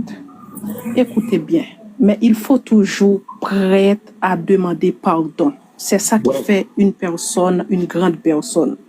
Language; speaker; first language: French; non-native, local second language; Haitian Creole